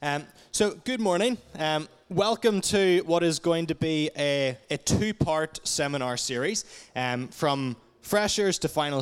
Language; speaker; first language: English; native; English